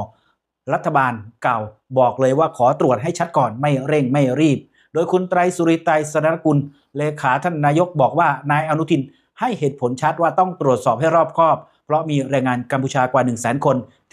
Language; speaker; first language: Thai; native; Thai